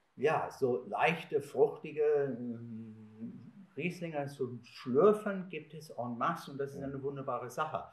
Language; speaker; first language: German; non-native, fluent; English